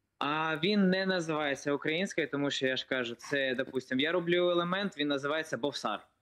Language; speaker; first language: Ukrainian; non-native, local second language; Russian